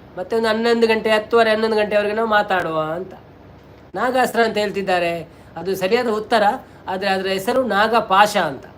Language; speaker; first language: Kannada; non-native, local second language; Tulu